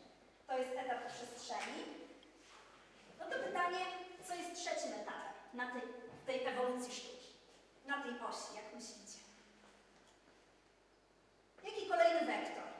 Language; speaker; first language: Polish; native; Polish